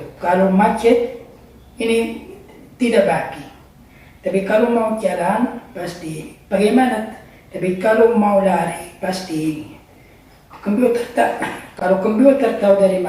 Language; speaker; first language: Indonesian; non-native, learner; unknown